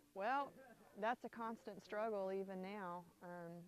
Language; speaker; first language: English; native; English